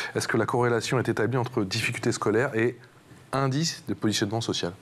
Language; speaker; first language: French; native; French